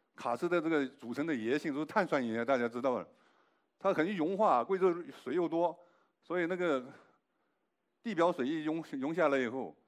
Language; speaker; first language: Chinese; native; Chinese